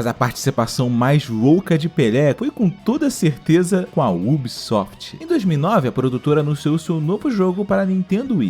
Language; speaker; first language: Portuguese; native; Portuguese